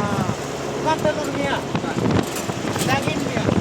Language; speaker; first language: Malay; non-native, learner; Bangla